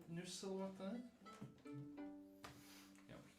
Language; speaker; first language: Welsh; native; Welsh